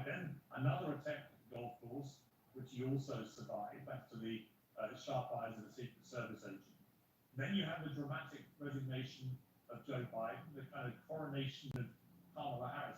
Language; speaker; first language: English; native; English